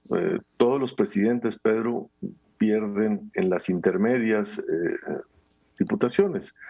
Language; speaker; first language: Spanish; native; Spanish